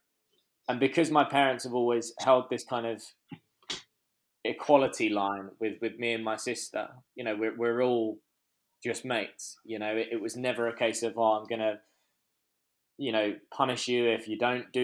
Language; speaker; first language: English; native; English